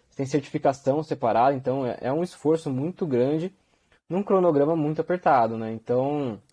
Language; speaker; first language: Portuguese; native; Portuguese